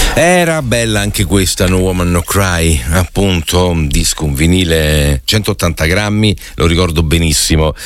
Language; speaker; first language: Italian; native; Italian